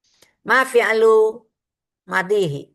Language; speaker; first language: Arabic; non-native, fluent; Indonesian